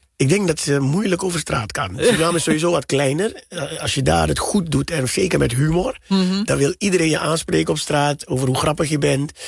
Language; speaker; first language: Dutch; native; Dutch